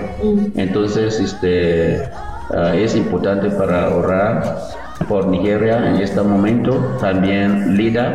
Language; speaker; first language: Spanish; non-native, learner; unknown